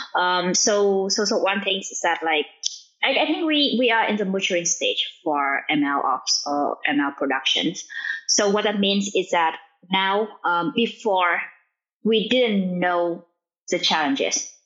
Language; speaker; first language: English; non-native, fluent; Vietnamese